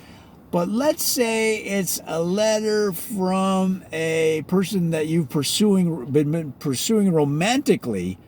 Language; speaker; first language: English; native; English